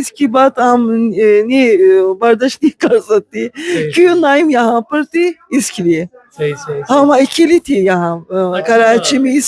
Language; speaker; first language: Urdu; non-native, learner; Azerbaijani